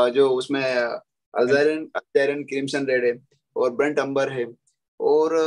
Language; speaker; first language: Hindi; native; Hindi